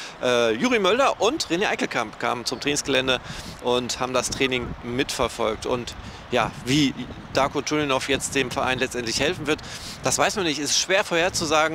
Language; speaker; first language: German; native; German